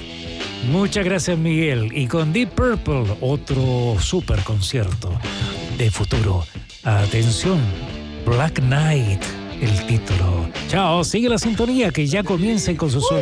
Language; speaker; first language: Spanish; native; Spanish